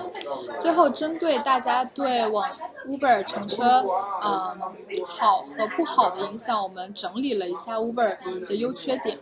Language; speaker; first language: Chinese; native; Chinese